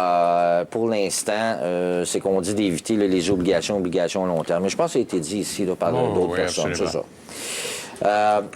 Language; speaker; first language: French; native; French